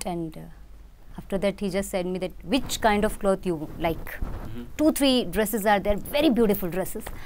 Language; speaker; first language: Telugu; non-native, local second language; Hindi